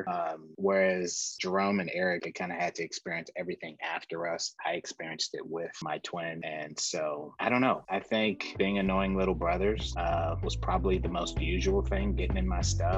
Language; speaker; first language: English; native; English